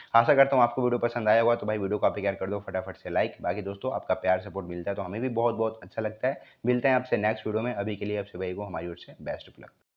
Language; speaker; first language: Hindi; native; Hindi